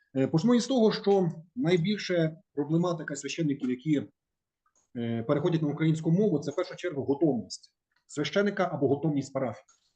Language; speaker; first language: Ukrainian; native; Ukrainian